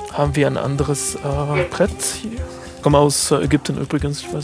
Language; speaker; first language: German; non-native, fluent; Arabic